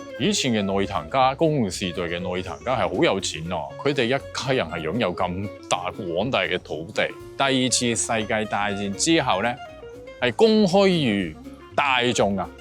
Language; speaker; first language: Cantonese; non-native, fluent; Japanese